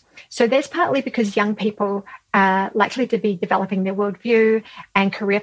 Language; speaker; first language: English; native; English